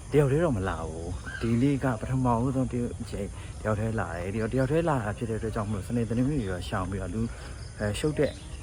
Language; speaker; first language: Burmese; native; Burmese